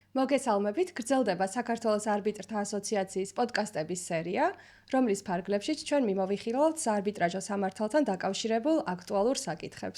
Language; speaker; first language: Georgian; native; Georgian